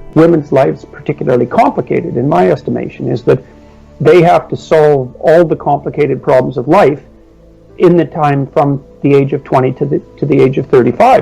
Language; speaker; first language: English; native; English